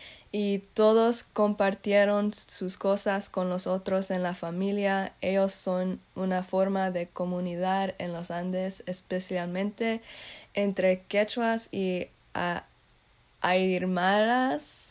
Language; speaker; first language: Spanish; non-native, learner; English